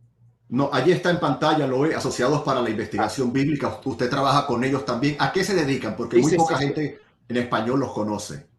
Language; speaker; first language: Spanish; native; Spanish